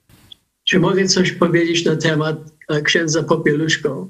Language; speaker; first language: Polish; early bilingual, heritage; Polish